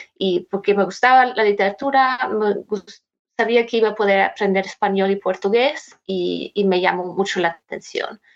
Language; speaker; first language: Spanish; non-native, fluent; German